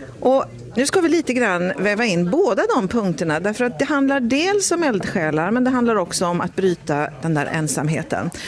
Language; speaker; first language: Swedish; native; Swedish